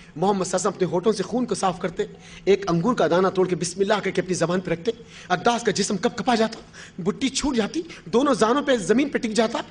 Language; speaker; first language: Urdu; native; Urdu